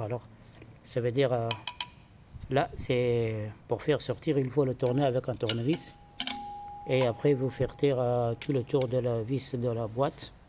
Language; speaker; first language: French; non-native, fluent; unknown